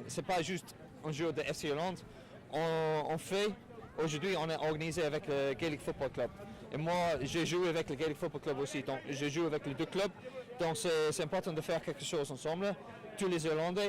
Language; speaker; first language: French; non-native, fluent; English